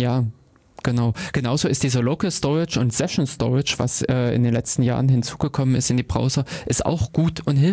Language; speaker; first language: German; native; German